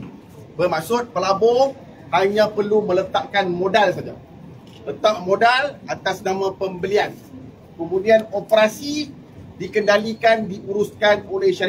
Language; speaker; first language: Malay; native; Malay